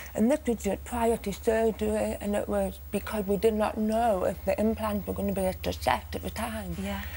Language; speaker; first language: English; native; English